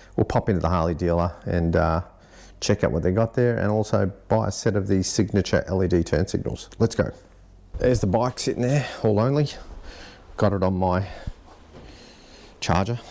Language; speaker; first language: English; native; English